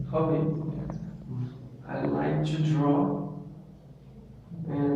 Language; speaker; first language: English; non-native, learner; Portuguese